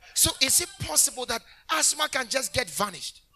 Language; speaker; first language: English; non-native, local second language; Akan